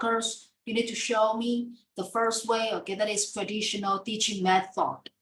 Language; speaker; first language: English; non-native, fluent; Vietnamese